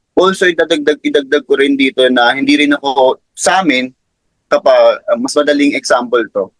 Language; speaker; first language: Filipino; native; Filipino